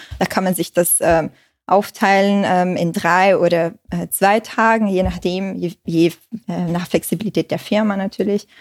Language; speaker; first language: German; non-native, fluent; Portuguese